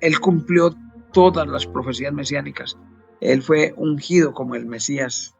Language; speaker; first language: Spanish; native; Spanish